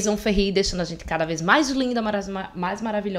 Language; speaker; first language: Portuguese; native; Portuguese